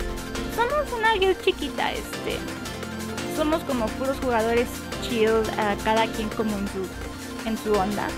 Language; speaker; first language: Spanish; native; Spanish